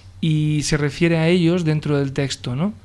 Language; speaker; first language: Spanish; native; Spanish